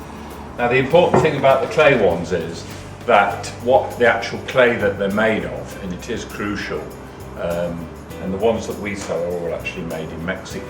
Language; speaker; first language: English; native; English